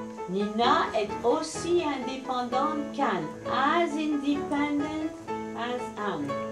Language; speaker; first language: French; native; French